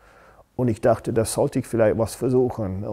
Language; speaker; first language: German; non-native, fluent; English